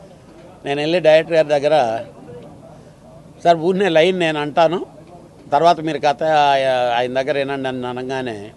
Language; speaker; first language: Telugu; native; Telugu